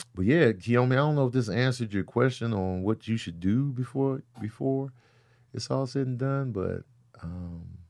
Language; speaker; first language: English; early bilingual, other home language; Yoruba